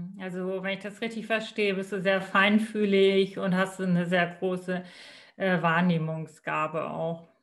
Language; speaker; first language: German; native; German